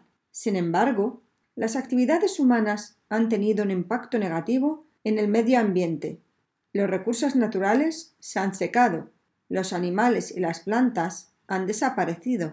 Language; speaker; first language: Spanish; native; Spanish